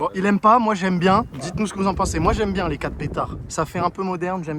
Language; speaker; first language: French; native; French